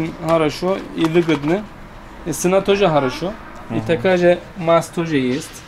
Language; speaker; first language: Russian; non-native, learner; Turkish